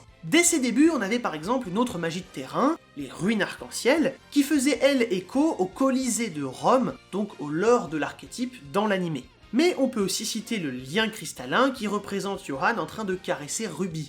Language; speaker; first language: French; native; French